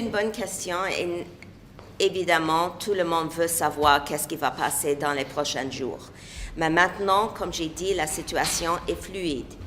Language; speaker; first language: French; non-native, local second language; English